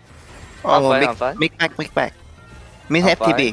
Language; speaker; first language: English; non-native, learner; Vietnamese